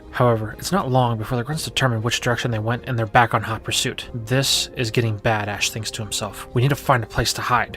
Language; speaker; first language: English; native; English